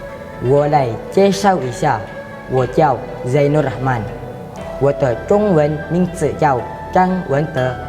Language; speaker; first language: Chinese; non-native, learner; Indonesian